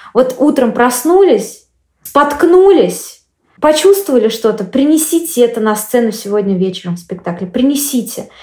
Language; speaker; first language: Russian; native; Russian